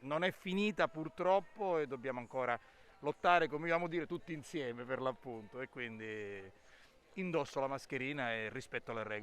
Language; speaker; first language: Italian; native; Italian